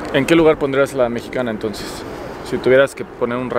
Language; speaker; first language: Spanish; native; Spanish